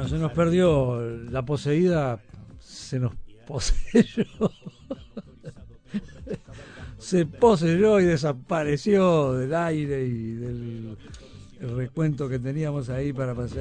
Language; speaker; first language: Spanish; native; Spanish